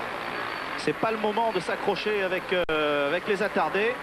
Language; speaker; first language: French; native; French